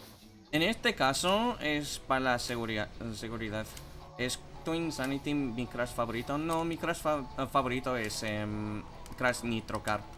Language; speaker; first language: Spanish; non-native, fluent; English